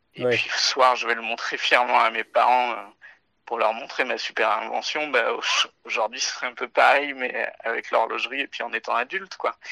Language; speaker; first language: French; native; French